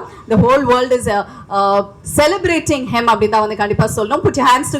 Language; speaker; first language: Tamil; native; Tamil